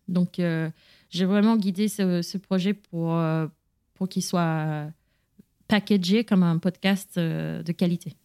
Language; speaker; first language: French; non-native, fluent; Spanish